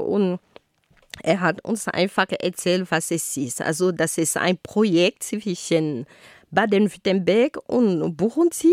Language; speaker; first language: German; non-native, fluent; Ghomala